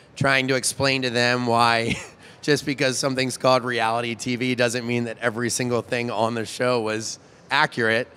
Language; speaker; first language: English; native; English